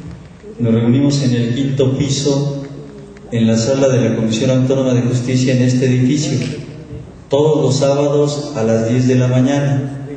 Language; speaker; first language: Spanish; native; Spanish